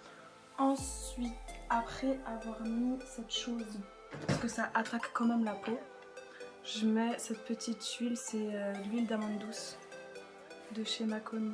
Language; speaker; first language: French; native; French